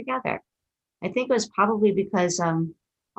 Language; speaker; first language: English; native; English